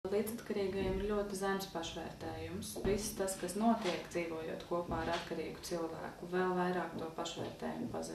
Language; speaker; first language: Latvian; native; Latvian